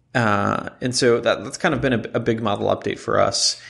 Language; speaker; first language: English; non-native, fluent; Hebrew